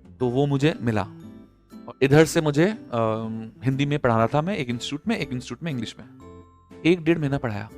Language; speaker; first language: Hindi; native; Hindi